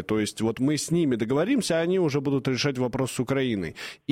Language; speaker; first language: Russian; native; Russian